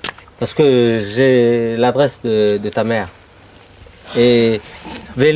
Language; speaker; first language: French; non-native, local second language; Vietnamese